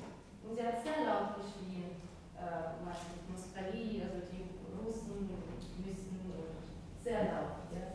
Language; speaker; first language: German; non-native, fluent; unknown